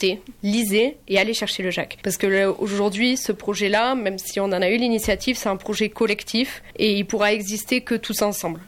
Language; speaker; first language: French; native; French